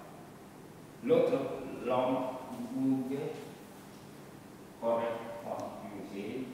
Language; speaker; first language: French; non-native, learner; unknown